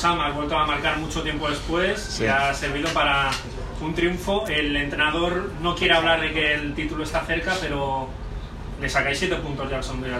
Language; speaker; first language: Spanish; native; Spanish